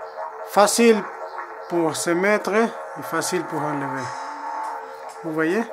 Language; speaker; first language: French; non-native, learner; Spanish